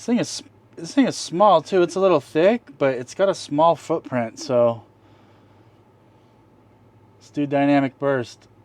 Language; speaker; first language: English; native; English